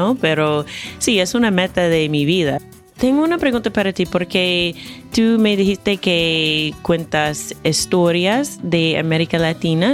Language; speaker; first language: Spanish; non-native, fluent; English